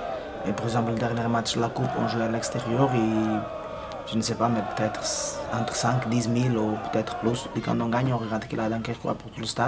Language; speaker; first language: French; non-native, fluent; Spanish